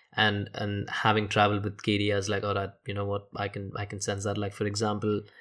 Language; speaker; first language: English; non-native, local second language; Hindi